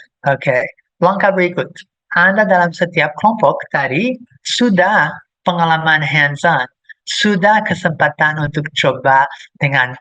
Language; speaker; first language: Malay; non-native, fluent; English